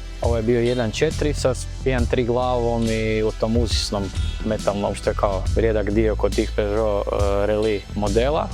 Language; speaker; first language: Croatian; native; Croatian